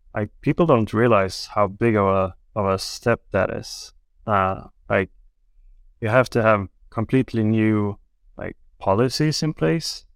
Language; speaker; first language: English; non-native, fluent; Swedish